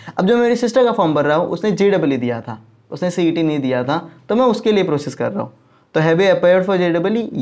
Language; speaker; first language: Hindi; non-native, local second language; Marwari